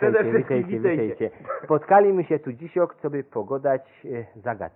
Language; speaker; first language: Polish; native; Polish